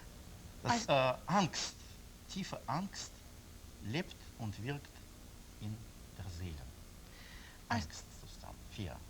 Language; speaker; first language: German; non-native, learner; Russian